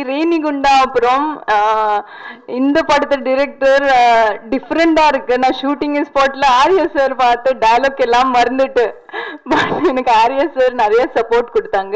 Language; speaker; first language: Tamil; non-native, learner; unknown